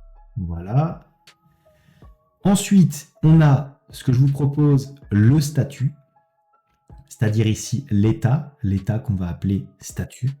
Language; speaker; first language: French; native; French